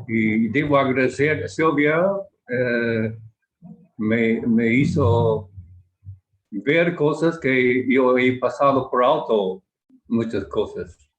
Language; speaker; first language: Spanish; non-native, fluent; English